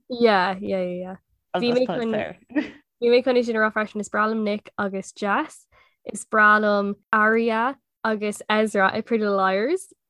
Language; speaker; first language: Irish; non-native, local second language; English